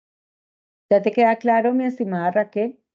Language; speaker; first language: Spanish; native; Spanish